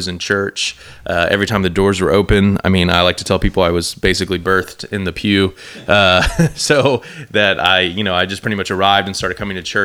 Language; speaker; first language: English; native; English